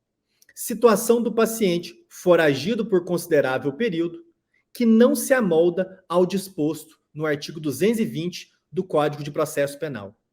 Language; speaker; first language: Portuguese; native; Portuguese